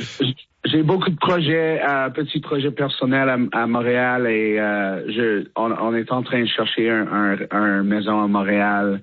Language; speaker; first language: French; non-native, learner; English